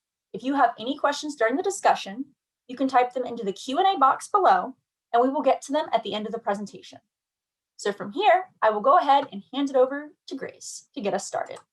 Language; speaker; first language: English; native; English